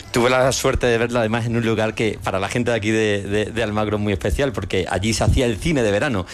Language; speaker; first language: Spanish; native; Spanish